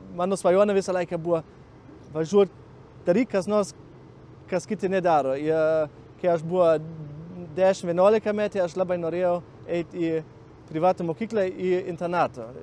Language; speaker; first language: Lithuanian; non-native, learner; German